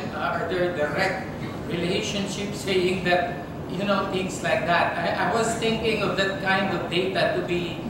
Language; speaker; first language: English; non-native, fluent; Vietnamese